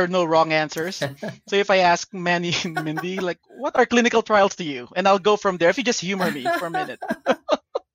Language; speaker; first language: English; non-native, local second language; Filipino